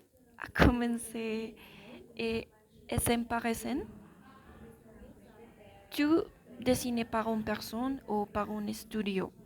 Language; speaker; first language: French; non-native, learner; Spanish